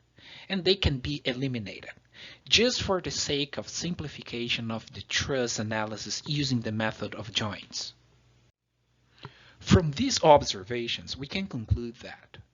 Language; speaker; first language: English; non-native, fluent; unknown